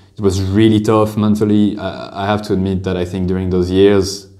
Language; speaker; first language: English; non-native, fluent; French